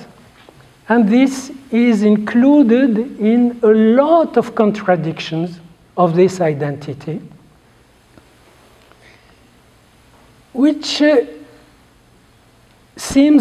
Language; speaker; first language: English; non-native, fluent; Arabic